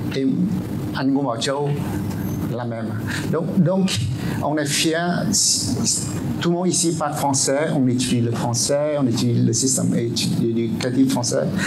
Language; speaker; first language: French; non-native, fluent; Vietnamese